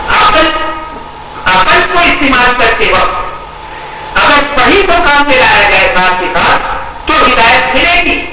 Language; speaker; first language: Urdu; non-native, local second language; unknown